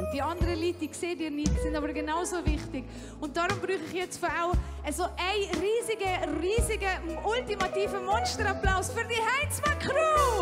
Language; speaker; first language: German; native; German